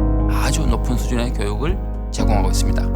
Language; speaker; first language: Korean; native; Korean